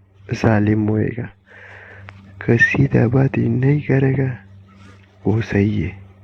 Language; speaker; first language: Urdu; non-native, local second language; Pashto